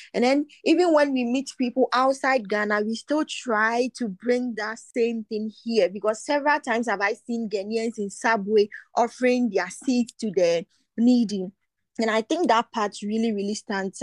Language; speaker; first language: English; non-native, local second language; Akan